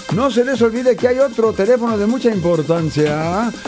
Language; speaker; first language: Spanish; native; Spanish